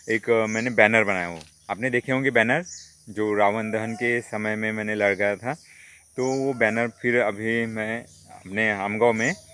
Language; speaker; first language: Hindi; non-native, local second language; Marathi